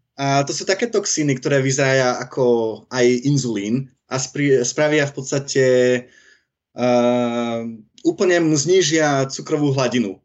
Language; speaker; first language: Slovak; early bilingual, heritage; Dutch